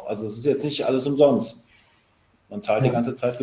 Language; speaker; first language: German; native; German